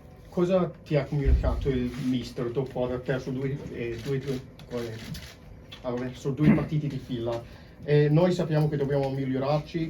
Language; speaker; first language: Italian; non-native, fluent; English